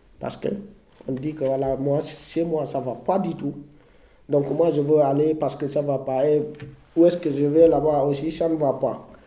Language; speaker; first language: French; non-native, local second language; Fula